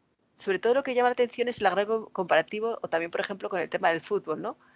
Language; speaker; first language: Spanish; native; Spanish